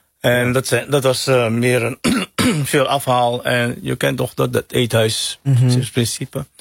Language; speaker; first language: Dutch; early bilingual, other home language; Hakka Chinese